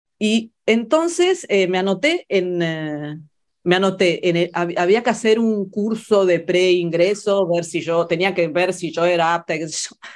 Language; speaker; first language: Spanish; early bilingual, other home language; Italian